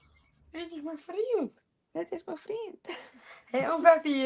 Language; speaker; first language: Dutch; non-native, local second language; Papiamento